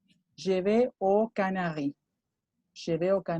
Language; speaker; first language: French; non-native, fluent; Spanish